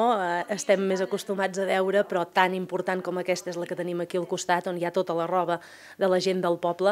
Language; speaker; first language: Catalan; native; Catalan